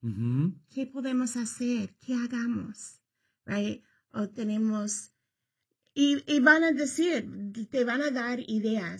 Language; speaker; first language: Spanish; early bilingual, heritage; Spanish